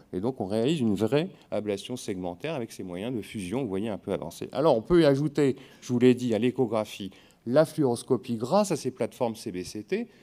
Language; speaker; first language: French; native; French